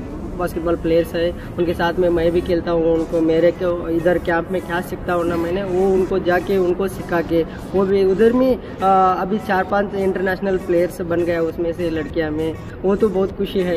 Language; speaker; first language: Hindi; non-native, local second language; Kannada